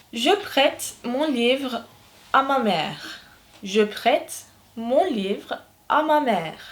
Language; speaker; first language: French; non-native, fluent; Turkish